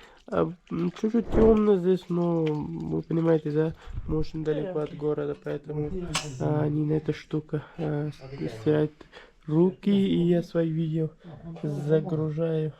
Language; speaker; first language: Russian; non-native, learner; Kyrgyz